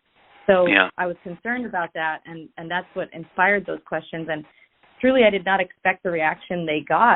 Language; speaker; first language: English; native; English